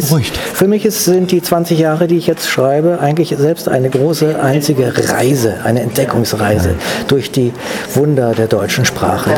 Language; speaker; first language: German; native; German